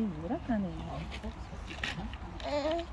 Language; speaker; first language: Swedish; non-native, learner; Indonesian